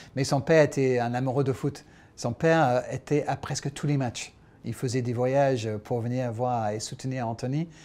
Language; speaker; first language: French; non-native, fluent; English